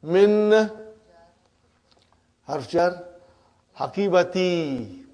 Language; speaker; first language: Arabic; non-native, fluent; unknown